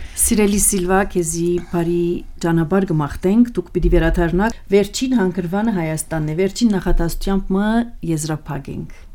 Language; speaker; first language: Armenian; early bilingual, heritage; Armenian